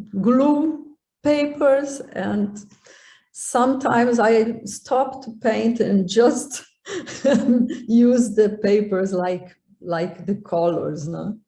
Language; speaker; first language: English; non-native, learner; Portuguese